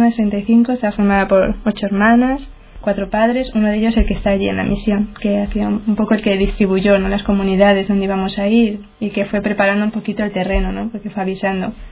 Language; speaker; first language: Spanish; native; Spanish